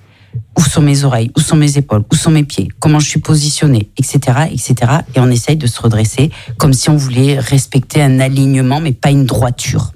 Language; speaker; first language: French; native; French